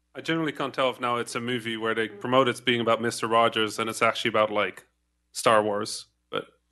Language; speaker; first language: English; non-native, fluent; Dutch